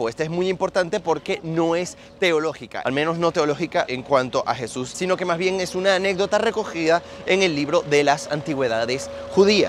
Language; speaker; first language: Spanish; native; Spanish